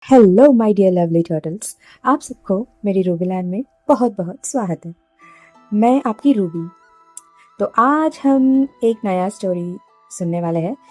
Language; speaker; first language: Hindi; non-native, local second language; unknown